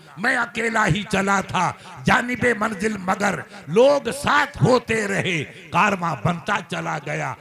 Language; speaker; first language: Urdu; non-native, local second language; Sindhi